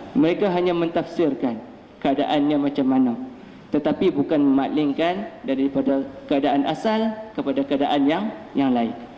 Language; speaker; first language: Malay; native; Malay